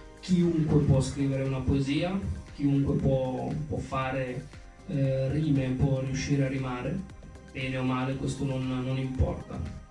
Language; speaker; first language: Italian; native; Italian